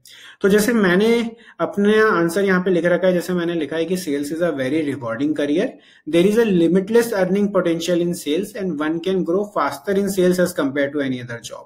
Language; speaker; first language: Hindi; native; Hindi